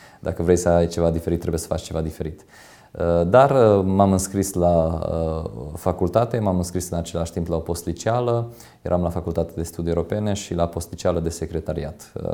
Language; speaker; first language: Romanian; non-native, local second language; Hungarian